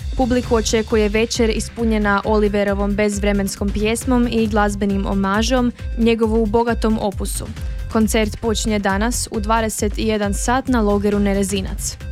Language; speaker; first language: Croatian; native; Croatian